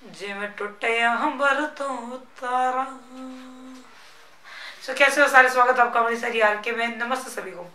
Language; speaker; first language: Hindi; non-native, local second language; Punjabi